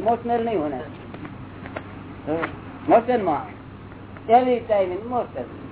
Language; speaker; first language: Hindi; non-native, local second language; Gujarati